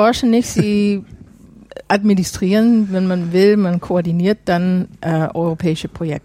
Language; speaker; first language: German; non-native, fluent; English